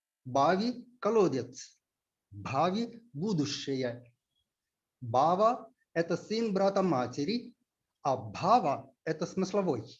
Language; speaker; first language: Russian; non-native, fluent; Telugu